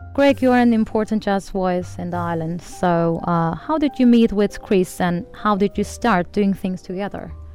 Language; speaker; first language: English; non-native, learner; Turkish